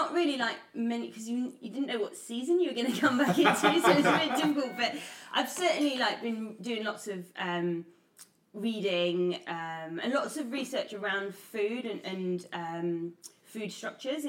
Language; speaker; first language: English; native; English